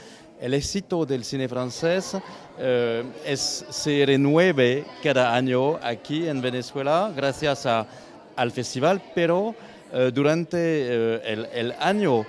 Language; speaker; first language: Spanish; non-native, fluent; French